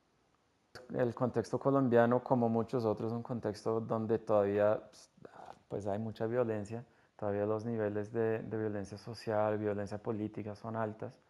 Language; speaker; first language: Spanish; non-native, fluent; English